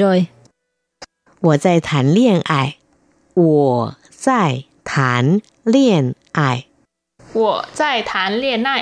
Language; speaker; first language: Chinese; non-native, fluent; Vietnamese